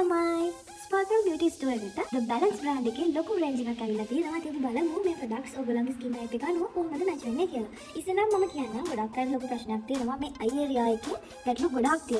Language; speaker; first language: Sinhala; native; Sinhala